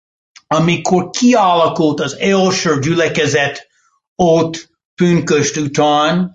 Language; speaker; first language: Hungarian; non-native, fluent; English